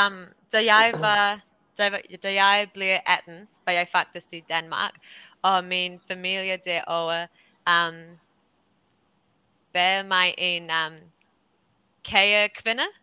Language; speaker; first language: Danish; early bilingual, heritage; English